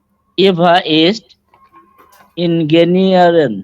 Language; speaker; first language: German; non-native, learner; Bangla